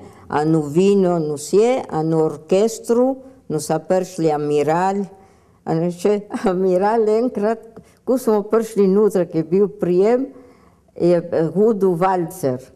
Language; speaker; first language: Slovenian; early bilingual, heritage; Slovenian